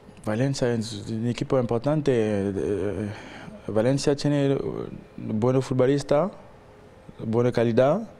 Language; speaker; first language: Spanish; non-native, learner; French